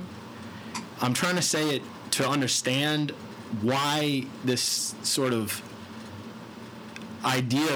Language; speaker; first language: English; native; English